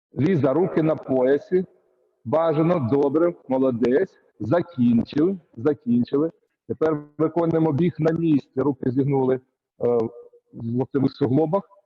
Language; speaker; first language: Ukrainian; native; Ukrainian